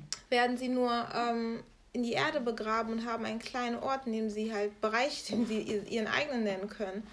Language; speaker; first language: German; native; German